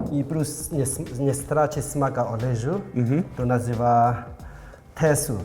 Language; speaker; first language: Polish; non-native, learner; Chinese